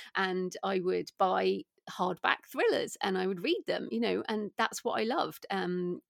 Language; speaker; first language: English; native; English